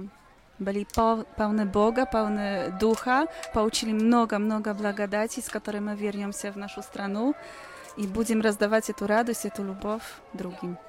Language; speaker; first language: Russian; non-native, fluent; Polish